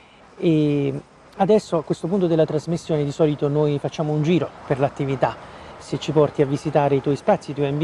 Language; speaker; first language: Italian; native; Italian